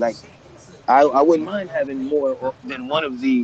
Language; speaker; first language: English; native; English